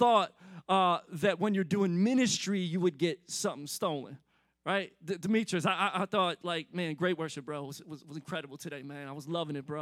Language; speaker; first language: English; native; English